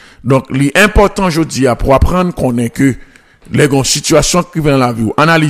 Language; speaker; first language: French; non-native, local second language; Haitian Creole